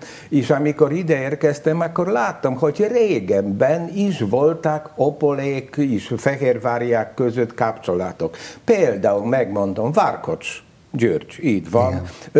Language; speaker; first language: Hungarian; non-native, learner; Polish